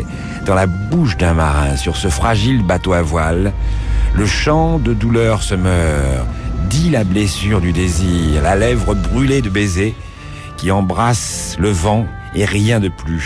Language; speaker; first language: French; native; French